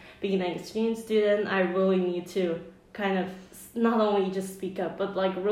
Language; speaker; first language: English; non-native, fluent; Chinese